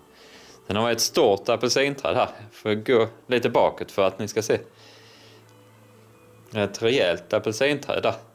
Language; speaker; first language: Swedish; native; Swedish